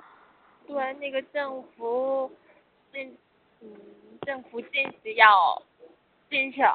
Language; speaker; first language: Chinese; non-native, learner; Korean